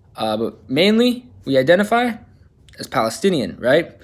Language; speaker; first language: English; native; English